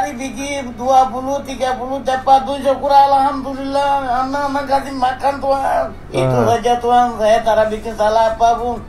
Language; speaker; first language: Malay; non-native, learner; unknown